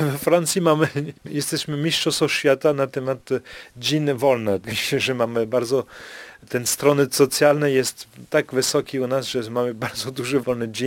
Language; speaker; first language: Polish; non-native, fluent; French